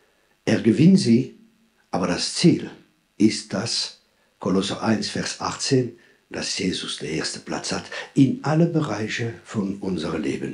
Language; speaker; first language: German; non-native, fluent; French